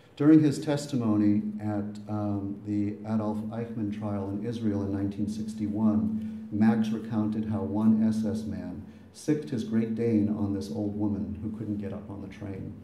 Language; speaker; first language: English; native; English